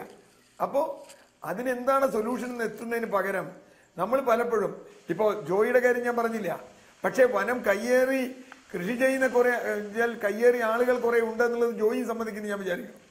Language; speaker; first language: Malayalam; native; Malayalam